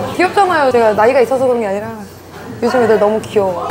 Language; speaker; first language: Korean; native; Korean